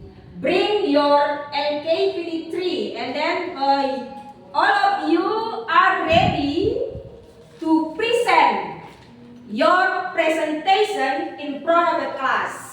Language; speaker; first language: English; non-native, learner; Indonesian